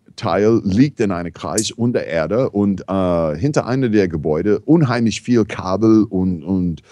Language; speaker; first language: German; non-native, fluent; English